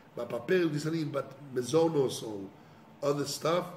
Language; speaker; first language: English; non-native, fluent; Hebrew